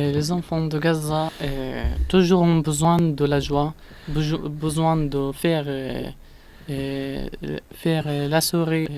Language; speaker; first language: French; non-native, learner; Arabic